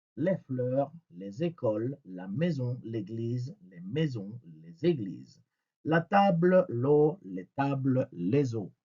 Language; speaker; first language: French; non-native, fluent; Spanish